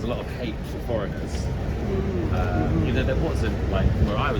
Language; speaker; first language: English; native; English